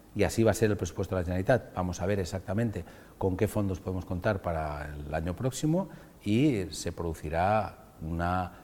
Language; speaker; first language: Spanish; non-native, local second language; Catalan